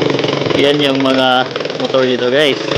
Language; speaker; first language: Filipino; non-native, local second language; Cebuano